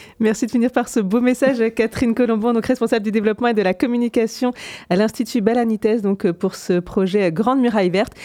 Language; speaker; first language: French; native; French